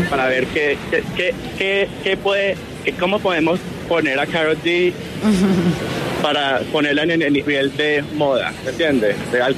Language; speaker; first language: Spanish; early bilingual, heritage; Spanish